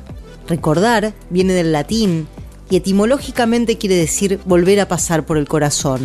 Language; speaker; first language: Spanish; native; Spanish